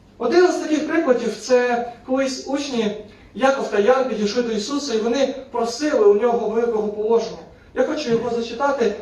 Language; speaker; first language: Ukrainian; non-native, local second language; Russian